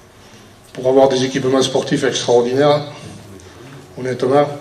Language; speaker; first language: French; native; French